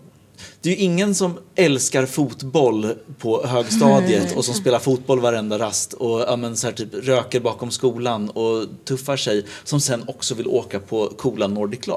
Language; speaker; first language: Swedish; native; Swedish